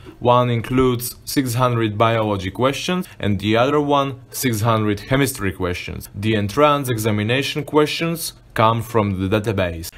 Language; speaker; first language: English; non-native, fluent; Slovak